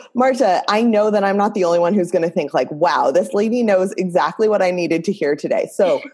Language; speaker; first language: English; non-native, fluent; Portuguese